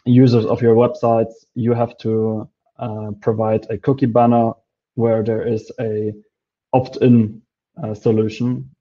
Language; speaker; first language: English; non-native, fluent; Polish